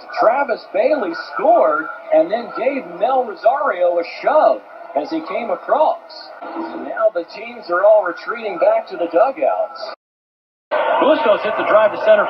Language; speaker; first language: English; native; English